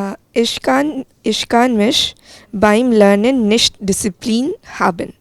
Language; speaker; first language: German; non-native, learner; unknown